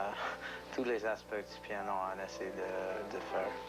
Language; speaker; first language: French; non-native, local second language; English